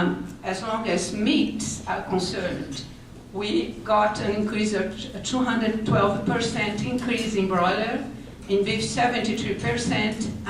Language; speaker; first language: English; non-native, fluent; Portuguese